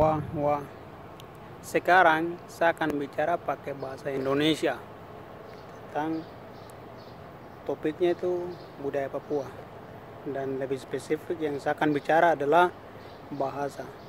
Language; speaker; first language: Indonesian; non-native, local second language; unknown